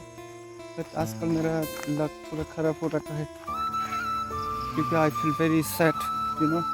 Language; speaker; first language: Hindi; non-native, local second language; Kok Borok